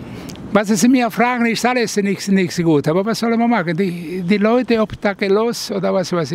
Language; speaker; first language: German; non-native, learner; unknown